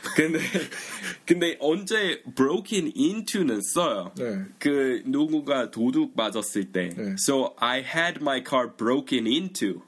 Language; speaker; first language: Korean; non-native, fluent; English